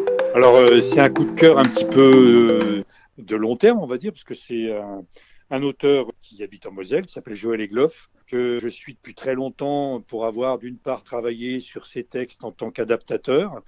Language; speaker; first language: French; native; French